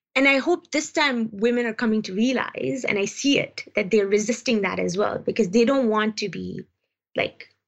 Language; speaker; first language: English; non-native, local second language; Uzbek